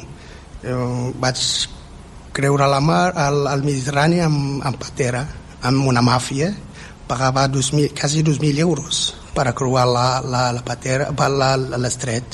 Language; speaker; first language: Catalan; non-native, fluent; Berber languages